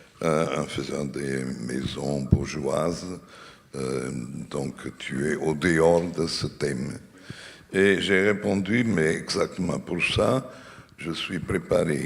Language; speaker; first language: French; non-native, fluent; Portuguese